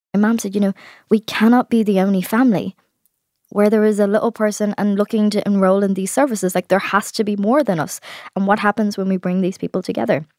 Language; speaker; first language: English; native; English